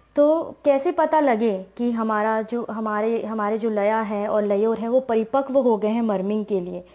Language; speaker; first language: Hindi; native; Hindi